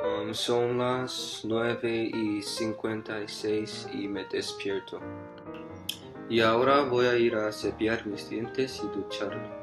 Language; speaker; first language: Spanish; non-native, learner; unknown